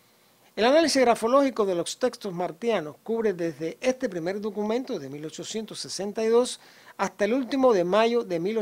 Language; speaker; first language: Spanish; native; Spanish